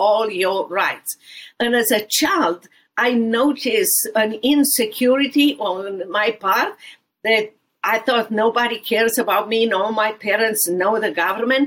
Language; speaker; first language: English; non-native, fluent; Romanian